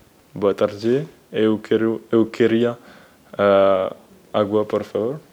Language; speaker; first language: Portuguese; non-native, learner; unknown